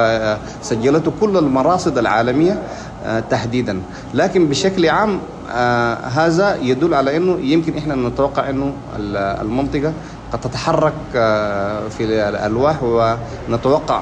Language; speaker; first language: Arabic; native; Arabic